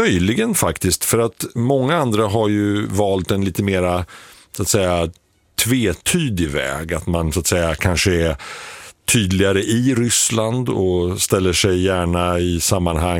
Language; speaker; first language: Swedish; native; Swedish